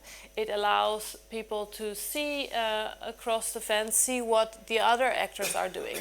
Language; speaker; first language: English; non-native, fluent; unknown